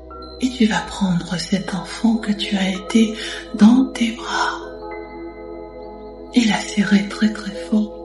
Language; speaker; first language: French; native; French